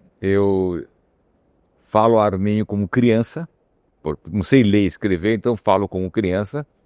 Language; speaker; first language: Portuguese; early bilingual, other home language; Armenian